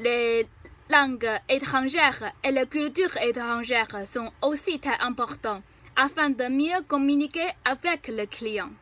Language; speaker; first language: French; non-native, fluent; Chinese